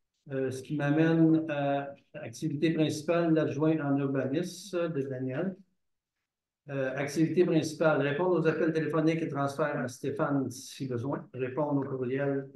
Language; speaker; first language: French; native; French